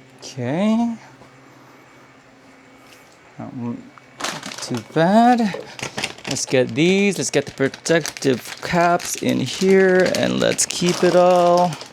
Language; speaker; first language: English; native; English